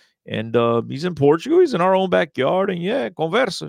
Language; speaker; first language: English; early bilingual, other home language; Portuguese